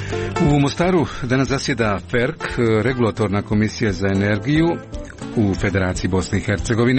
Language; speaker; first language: Croatian; native; Croatian